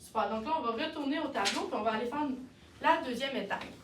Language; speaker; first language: French; native; French